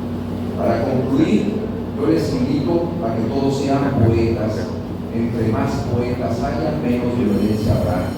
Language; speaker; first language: Spanish; native; Spanish